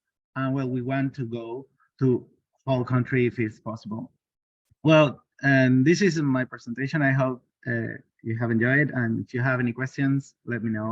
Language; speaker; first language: English; non-native, learner; Spanish